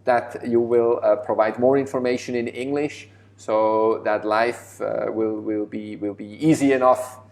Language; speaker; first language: English; non-native, fluent; German